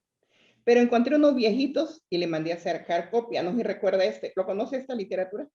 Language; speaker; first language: Spanish; native; Spanish